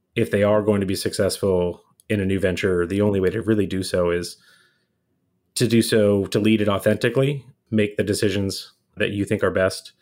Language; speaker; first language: English; native; English